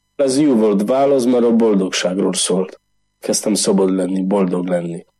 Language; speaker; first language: Hungarian; non-native, learner; Polish